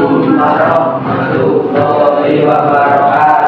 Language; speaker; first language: Malay; native; Malay